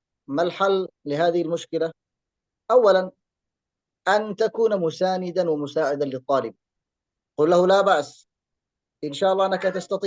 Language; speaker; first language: Arabic; native; Arabic